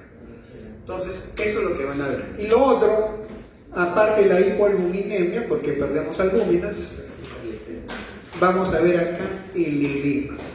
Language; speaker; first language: Spanish; native; Spanish